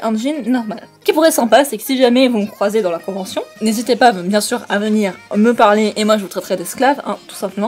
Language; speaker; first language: French; native; French